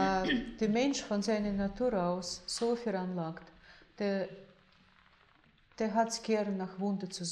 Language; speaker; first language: German; non-native, fluent; Russian